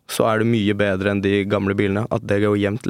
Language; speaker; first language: Norwegian; early bilingual, other home language; Turkish